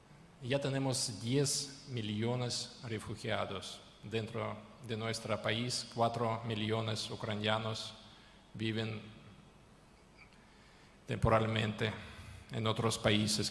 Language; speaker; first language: Spanish; non-native, learner; Ukrainian